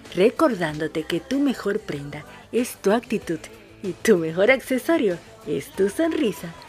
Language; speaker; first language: Spanish; native; Spanish